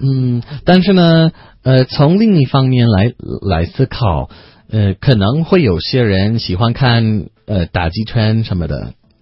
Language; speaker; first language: Chinese; non-native, fluent; English